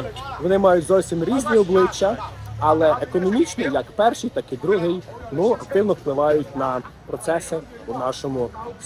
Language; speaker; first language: Ukrainian; native; Ukrainian